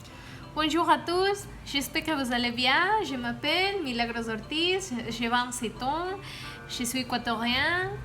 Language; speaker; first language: French; non-native, learner; Spanish